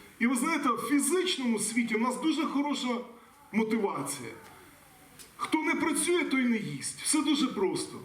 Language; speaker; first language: Ukrainian; non-native, local second language; Russian